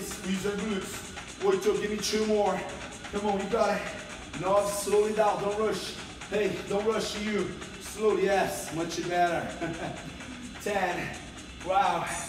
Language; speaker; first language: English; non-native, fluent; Portuguese